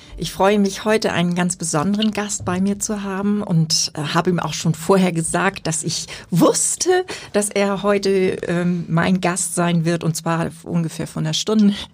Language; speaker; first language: German; native; German